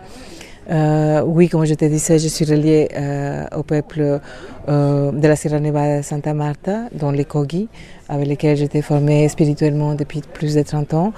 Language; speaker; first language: French; non-native, fluent; Spanish